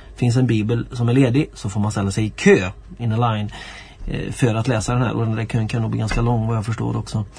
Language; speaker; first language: Swedish; native; Swedish